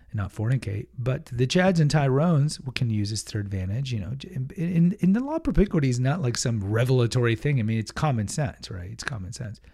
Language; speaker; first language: English; early bilingual, other home language; Spanish